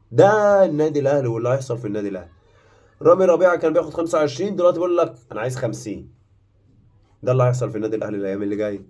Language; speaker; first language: Arabic; native; Arabic